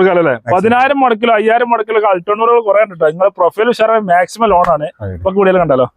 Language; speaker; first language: Malayalam; native; Malayalam